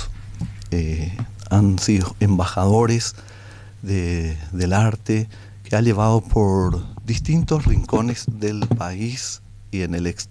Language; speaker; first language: Spanish; non-native, local second language; Guarani